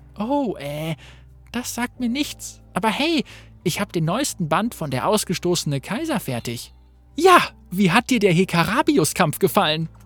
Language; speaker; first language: German; native; German